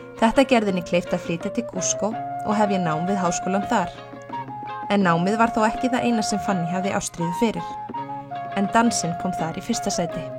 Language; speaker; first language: Icelandic; native; Icelandic